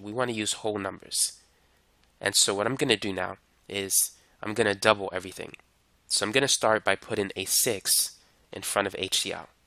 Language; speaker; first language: English; native; English